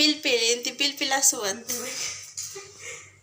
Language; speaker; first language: Arabic; non-native, learner; Bangla